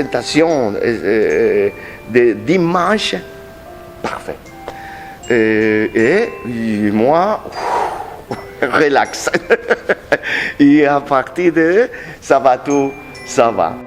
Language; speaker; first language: French; non-native, learner; Spanish